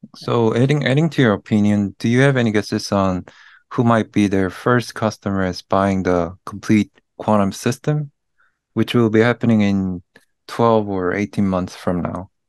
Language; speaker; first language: English; non-native, fluent; Korean